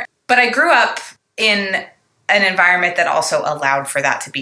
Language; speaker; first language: English; native; English